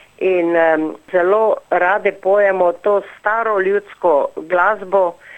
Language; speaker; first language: Slovenian; native; Slovenian